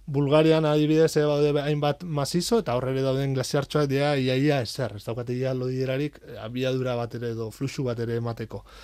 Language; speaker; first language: Basque; native; Basque